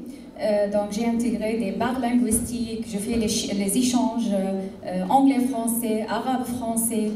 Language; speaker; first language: French; non-native, fluent; Arabic